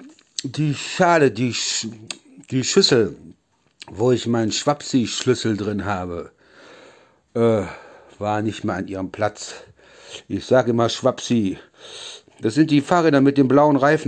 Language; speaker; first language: German; native; German